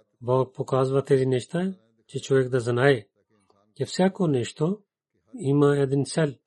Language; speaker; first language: Bulgarian; non-native, learner; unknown